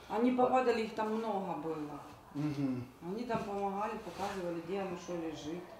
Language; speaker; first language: Russian; native; Russian